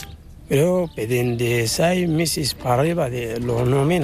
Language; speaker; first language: Spanish; non-native, learner; Arabic